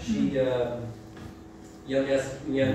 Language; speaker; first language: Romanian; non-native, learner; English